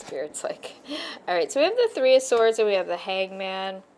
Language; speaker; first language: English; native; English